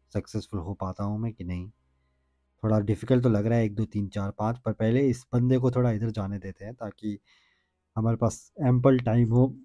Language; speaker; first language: Hindi; native; Hindi